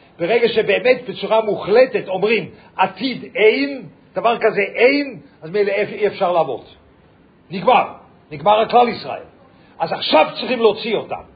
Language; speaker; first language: Hebrew; non-native, fluent; English